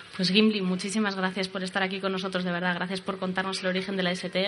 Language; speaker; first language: Spanish; native; Spanish